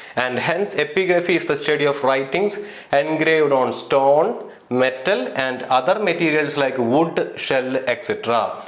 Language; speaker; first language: English; non-native, local second language; Malayalam